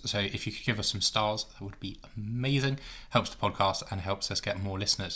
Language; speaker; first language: English; native; English